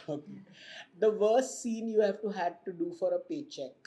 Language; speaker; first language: English; non-native, local second language; Hindi